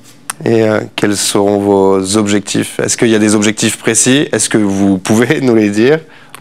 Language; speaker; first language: French; native; French